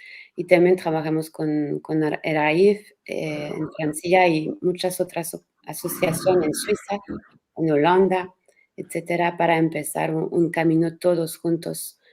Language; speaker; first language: Spanish; non-native, learner; French